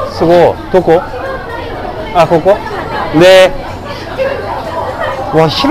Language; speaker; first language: Japanese; non-native, fluent; Korean